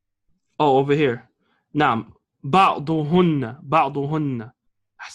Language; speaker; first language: Arabic; non-native, fluent; English